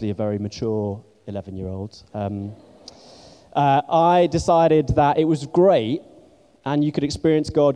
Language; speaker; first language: English; native; English